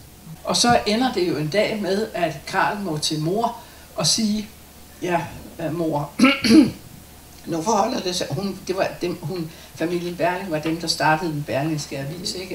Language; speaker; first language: Danish; native; Danish